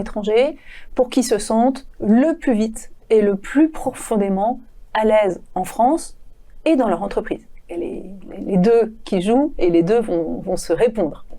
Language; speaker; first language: French; native; French